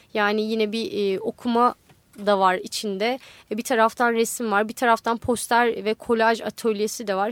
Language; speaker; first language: Turkish; native; Turkish